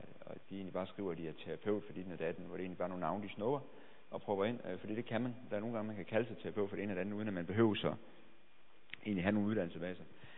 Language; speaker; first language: Danish; native; Danish